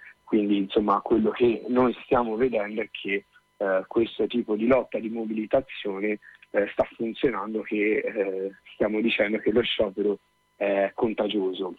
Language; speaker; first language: Italian; native; Italian